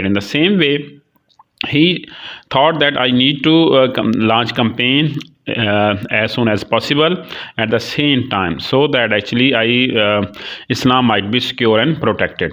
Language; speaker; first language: English; non-native, local second language; Urdu